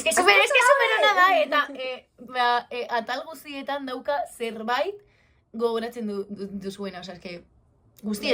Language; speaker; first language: Basque; non-native, local second language; Spanish